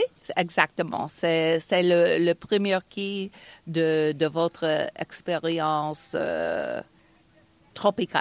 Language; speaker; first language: French; non-native, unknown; English